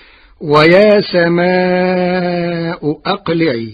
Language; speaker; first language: Arabic; native; Arabic